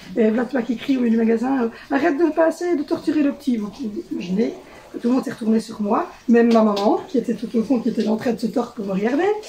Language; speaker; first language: French; native; French